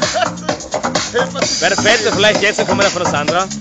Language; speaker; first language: German; native; German